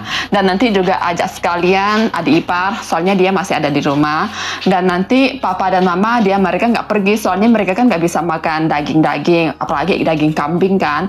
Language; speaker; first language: Indonesian; native; Indonesian